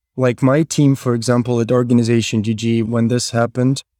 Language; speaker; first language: English; non-native, fluent; Ukrainian